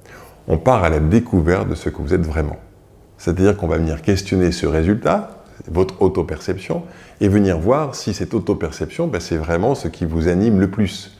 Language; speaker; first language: French; native; French